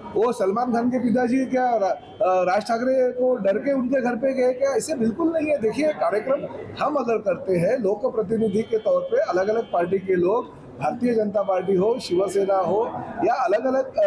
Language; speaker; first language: Hindi; non-native, local second language; Marathi